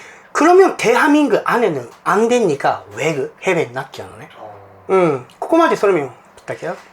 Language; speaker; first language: Korean; non-native, fluent; Japanese